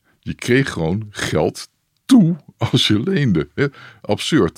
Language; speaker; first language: Dutch; native; Dutch